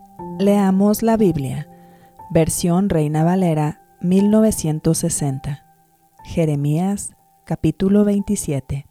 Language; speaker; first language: Spanish; native; Spanish